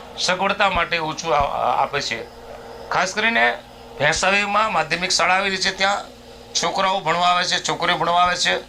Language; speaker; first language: Gujarati; native; Gujarati